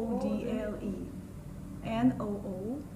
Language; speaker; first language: English; non-native, fluent; Russian